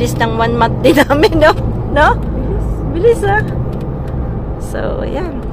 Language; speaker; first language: Filipino; native; Filipino